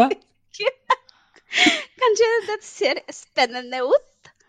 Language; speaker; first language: Norwegian; non-native, fluent; Bangla